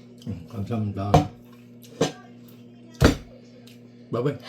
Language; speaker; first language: Korean; non-native, learner; Filipino